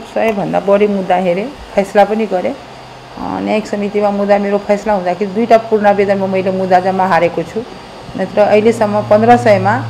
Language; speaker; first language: Nepali; non-native, local second language; Maithili